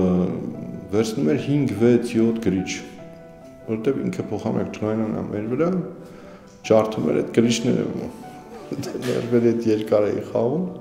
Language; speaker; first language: Armenian; native; Armenian